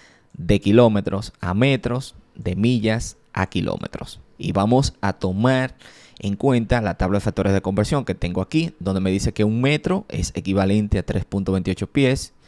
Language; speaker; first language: Spanish; native; Spanish